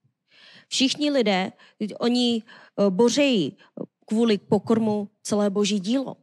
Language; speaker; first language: Czech; non-native, learner; Korean